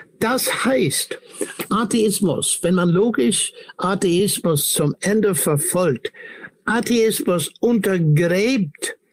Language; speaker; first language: German; non-native, fluent; English